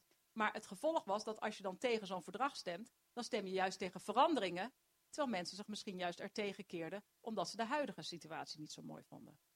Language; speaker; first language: Dutch; native; Dutch